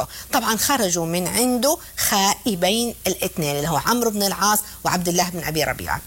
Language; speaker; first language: Arabic; native; Arabic